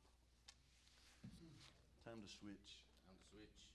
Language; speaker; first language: English; native; English